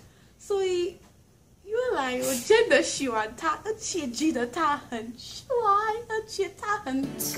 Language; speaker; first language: Chinese; non-native, learner; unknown